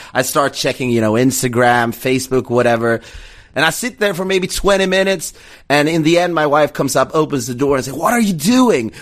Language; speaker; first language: English; non-native, fluent; Swedish